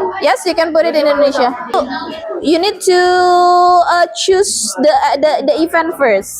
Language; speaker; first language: English; non-native, fluent; Indonesian